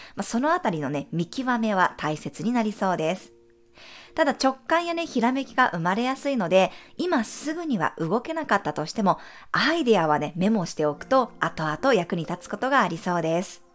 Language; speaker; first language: Japanese; native; Japanese